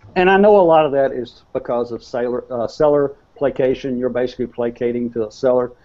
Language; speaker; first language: English; native; English